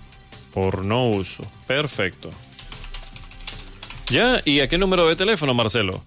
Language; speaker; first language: Spanish; native; Spanish